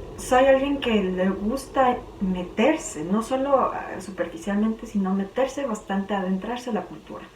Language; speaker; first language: Spanish; native; Spanish